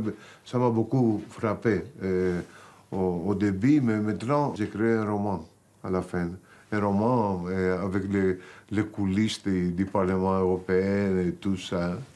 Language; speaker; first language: French; non-native, fluent; Greek